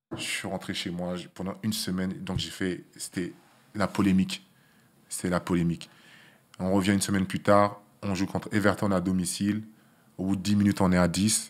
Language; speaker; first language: French; early bilingual, other home language; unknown